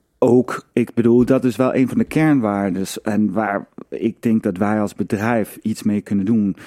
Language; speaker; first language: Dutch; non-native, fluent; Danish